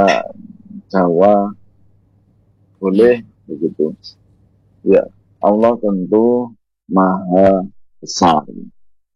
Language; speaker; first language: Indonesian; non-native, local second language; Javanese